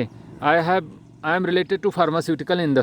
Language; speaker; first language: English; non-native, local second language; Hindi